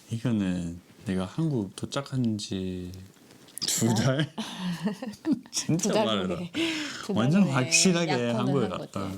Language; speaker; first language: Korean; non-native, learner; English